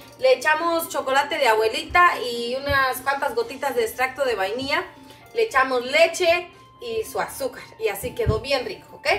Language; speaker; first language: Spanish; non-native, local second language; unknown